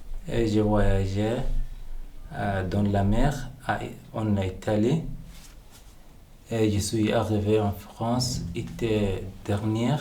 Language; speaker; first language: French; non-native, learner; Arabic